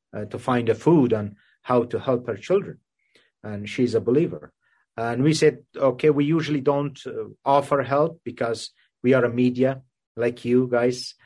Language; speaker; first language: English; non-native, fluent; Persian